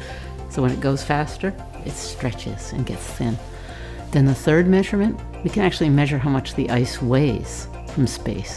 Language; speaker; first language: English; native; English